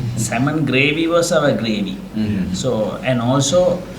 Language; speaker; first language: English; non-native, local second language; Sinhala